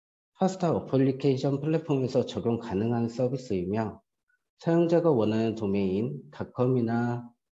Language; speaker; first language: Korean; native; Korean